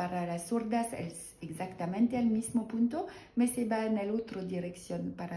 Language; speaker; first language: Spanish; non-native, learner; French